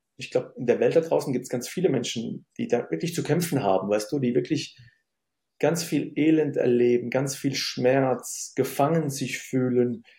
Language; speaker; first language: German; early bilingual, other home language; Arabic